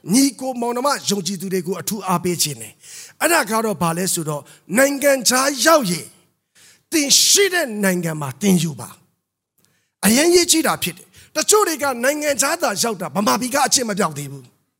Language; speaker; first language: Burmese; non-native, local second language; S'gaw Karen